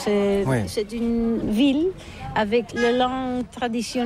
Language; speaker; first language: French; non-native, learner; Catalan